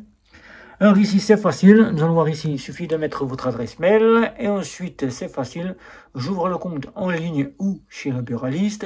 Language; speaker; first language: French; native; French